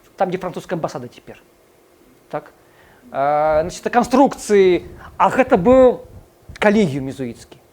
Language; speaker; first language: Belarusian; non-native, local second language; Russian